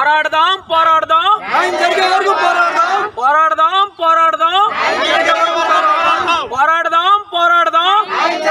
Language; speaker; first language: Telugu; native; Telugu